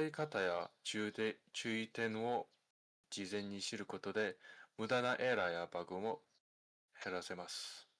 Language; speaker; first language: Japanese; non-native, fluent; Korean